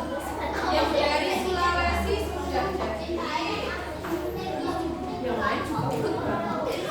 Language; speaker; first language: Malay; non-native, local second language; Javanese